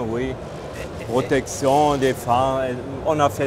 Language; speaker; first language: French; non-native, fluent; German